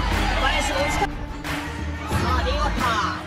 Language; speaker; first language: Japanese; native; Japanese